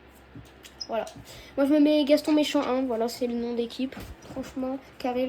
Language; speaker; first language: French; native; French